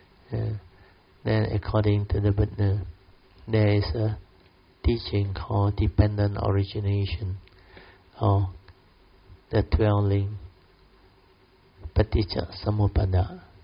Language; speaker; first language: English; non-native, local second language; Min Nan Chinese